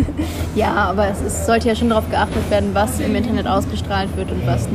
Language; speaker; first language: German; native; German